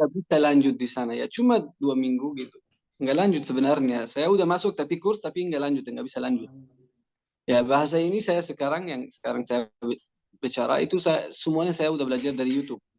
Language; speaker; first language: Indonesian; non-native, learner; Persian